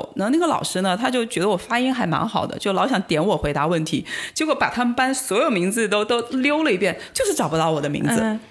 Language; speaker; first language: Chinese; native; Chinese